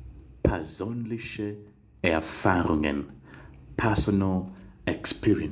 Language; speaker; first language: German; non-native, fluent; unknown